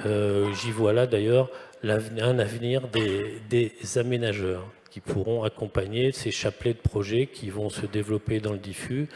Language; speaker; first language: French; native; French